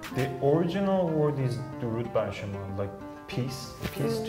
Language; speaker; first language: English; non-native, fluent; Persian